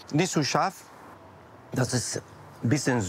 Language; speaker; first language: German; non-native, learner; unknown